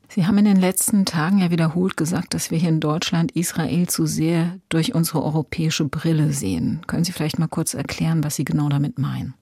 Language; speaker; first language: German; native; German